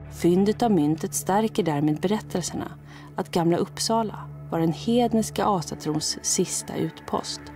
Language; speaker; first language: Swedish; native; Swedish